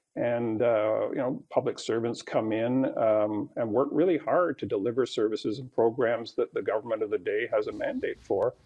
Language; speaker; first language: English; native; English